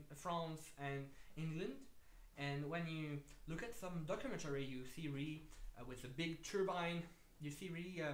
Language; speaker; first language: English; non-native, fluent; French